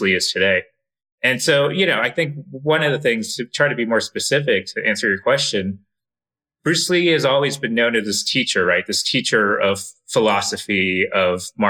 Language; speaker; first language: English; native; English